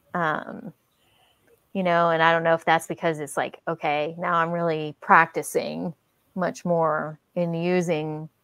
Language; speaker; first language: English; native; English